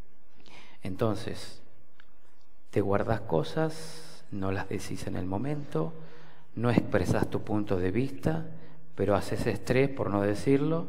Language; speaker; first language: Spanish; native; Spanish